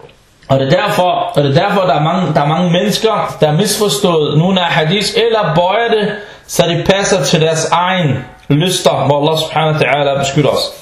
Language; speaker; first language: Danish; non-native, fluent; Arabic